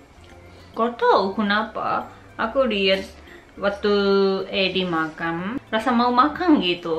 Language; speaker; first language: Indonesian; non-native, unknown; Japanese